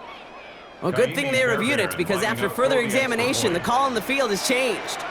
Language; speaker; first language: English; native; English